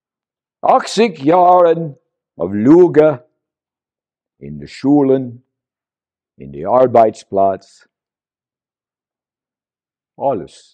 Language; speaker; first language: German; non-native, learner; English